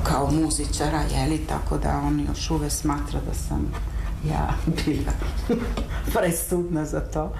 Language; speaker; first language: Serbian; non-native, fluent; Italian